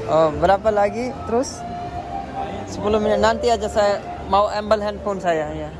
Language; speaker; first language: Indonesian; non-native, learner; Urdu